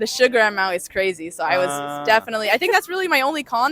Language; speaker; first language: English; native; English